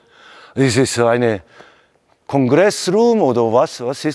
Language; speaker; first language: German; non-native, learner; Korean